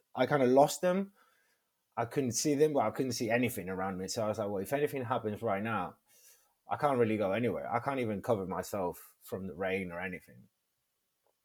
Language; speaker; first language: English; non-native, fluent; Spanish